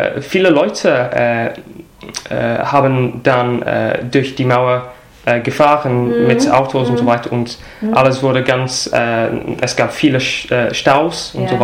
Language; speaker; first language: German; non-native, fluent; English